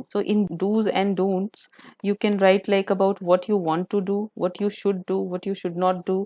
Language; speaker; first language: English; non-native, local second language; Hindi